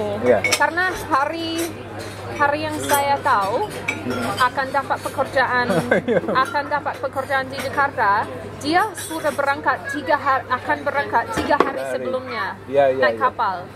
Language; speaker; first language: Indonesian; non-native, fluent; English